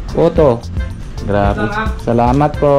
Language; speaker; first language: Filipino; non-native, local second language; Bikol